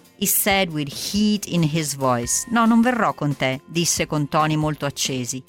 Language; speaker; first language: Italian; native; Italian